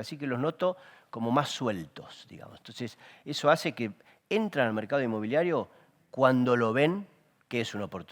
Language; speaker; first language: Spanish; native; Spanish